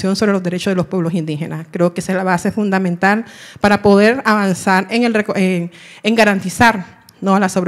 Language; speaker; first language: Spanish; non-native, local second language; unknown